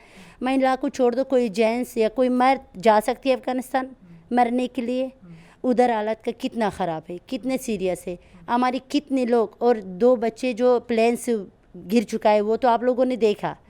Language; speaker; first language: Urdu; non-native, learner; Persian